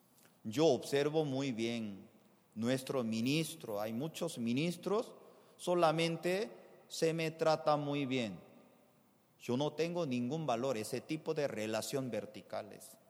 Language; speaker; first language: Spanish; non-native, fluent; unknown